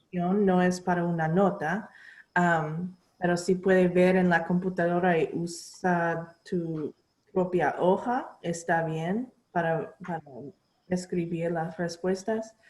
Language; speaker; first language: Spanish; non-native, learner; English